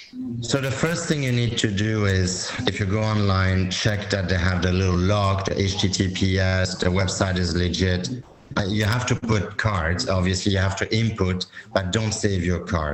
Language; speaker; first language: English; non-native, fluent; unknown